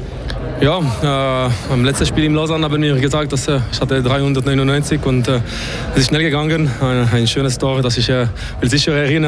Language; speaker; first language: German; non-native, local second language; French